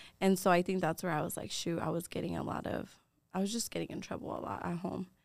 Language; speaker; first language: English; early bilingual, other home language; Spanish